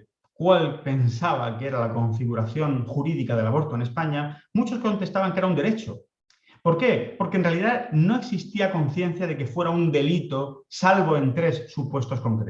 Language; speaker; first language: Spanish; native; Spanish